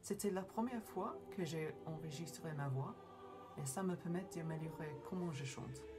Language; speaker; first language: French; non-native, fluent; English